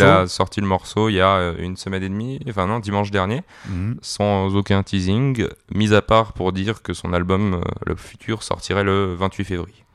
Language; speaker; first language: French; native; French